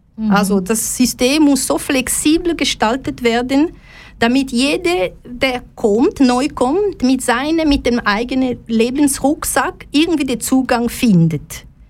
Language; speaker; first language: German; non-native, fluent; Lingala